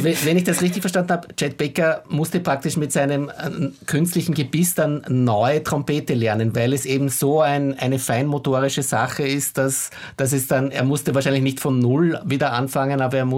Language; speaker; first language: German; native; German